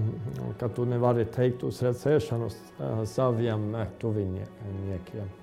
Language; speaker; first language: Latvian; non-native, fluent; Estonian